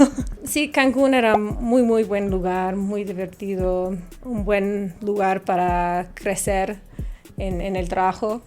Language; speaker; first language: Spanish; non-native, fluent; English